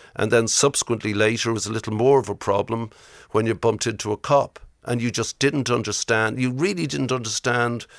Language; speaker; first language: English; native; English